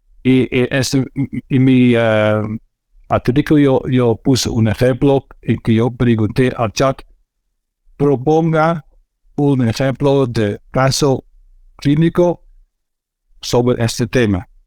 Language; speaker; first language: Spanish; non-native, fluent; Dutch